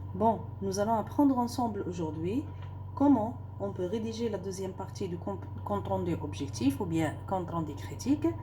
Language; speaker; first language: French; non-native, local second language; Arabic